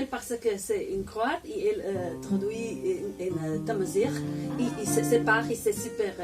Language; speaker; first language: French; non-native, learner; Croatian